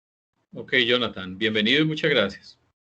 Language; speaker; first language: Spanish; native; Spanish